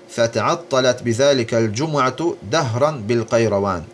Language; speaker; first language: Arabic; non-native, fluent; Azerbaijani